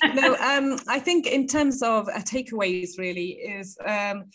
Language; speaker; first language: English; native; English